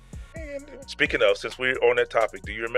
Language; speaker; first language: English; native; English